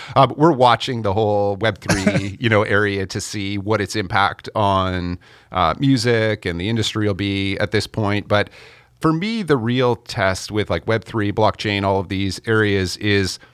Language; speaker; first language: English; native; English